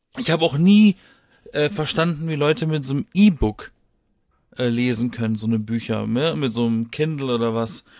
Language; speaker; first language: German; native; German